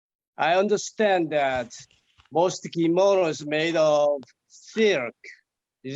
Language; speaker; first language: English; non-native, learner; Indonesian